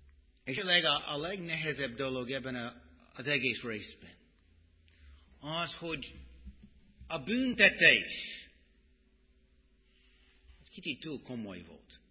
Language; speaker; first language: Hungarian; non-native, fluent; English